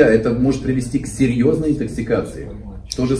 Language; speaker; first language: Russian; native; Russian